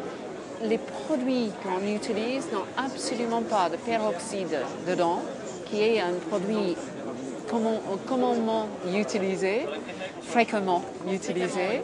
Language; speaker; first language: French; non-native, fluent; English